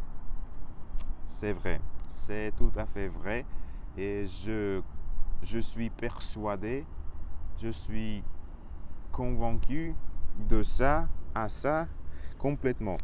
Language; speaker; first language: French; non-native, learner; Russian